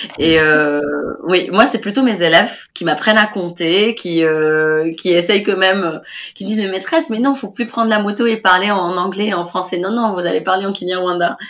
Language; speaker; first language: French; non-native, local second language; Arabic